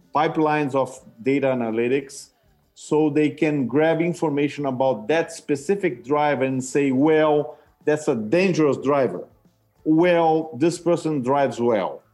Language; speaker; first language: English; non-native, fluent; Portuguese